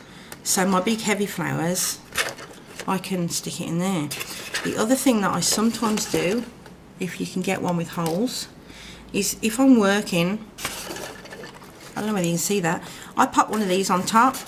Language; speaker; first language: English; native; English